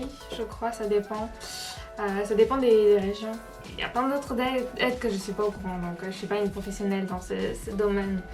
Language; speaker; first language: French; native; French